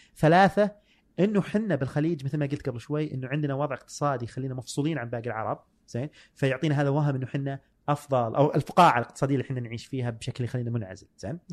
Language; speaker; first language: Arabic; native; Arabic